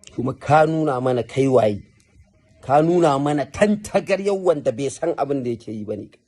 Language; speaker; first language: Hausa; native; Hausa